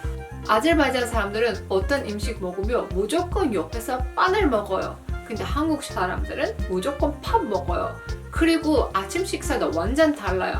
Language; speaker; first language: Korean; non-native, fluent; Azerbaijani